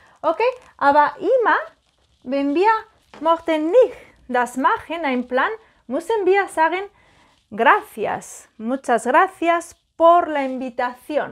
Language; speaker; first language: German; non-native, learner; Spanish